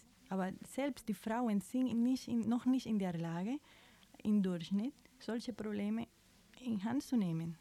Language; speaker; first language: German; non-native, fluent; Spanish